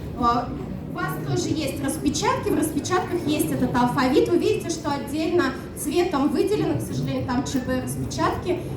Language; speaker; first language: Russian; non-native, local second language; Udmurt